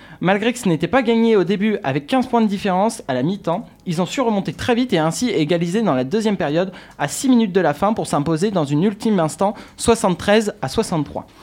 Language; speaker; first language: French; native; French